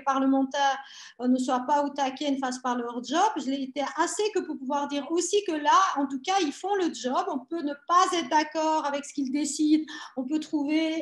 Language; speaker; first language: French; native; French